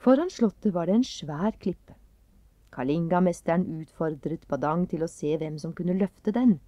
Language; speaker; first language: Norwegian; native; Norwegian